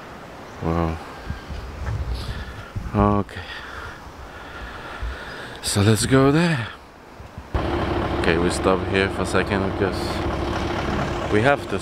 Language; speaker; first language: English; non-native, fluent; Polish